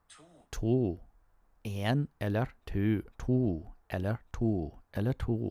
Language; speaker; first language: Norwegian; non-native, learner; English